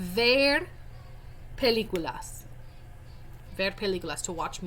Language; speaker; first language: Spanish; non-native, fluent; English